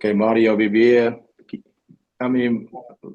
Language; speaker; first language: Spanish; non-native, learner; English